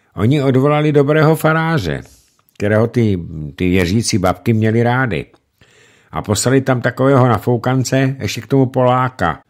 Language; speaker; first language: Czech; native; Czech